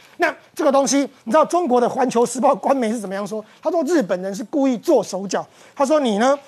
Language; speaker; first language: Chinese; native; Chinese